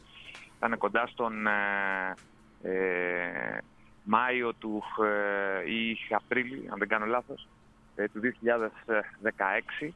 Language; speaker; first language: Greek; native; Greek